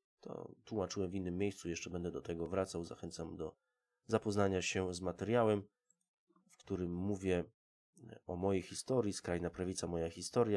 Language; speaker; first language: Polish; native; Polish